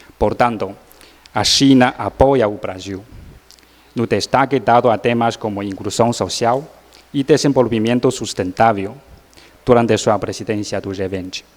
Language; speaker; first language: Portuguese; non-native, learner; Chinese